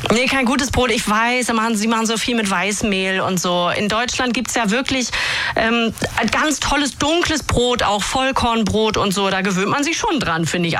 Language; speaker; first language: German; native; German